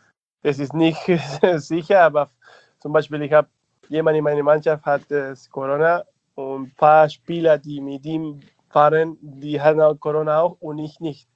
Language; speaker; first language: German; non-native, learner; Spanish